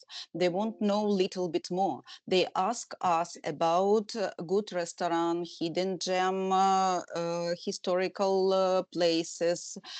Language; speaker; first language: English; non-native, learner; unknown